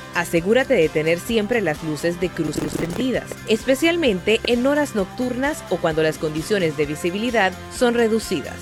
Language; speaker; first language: Spanish; native; Spanish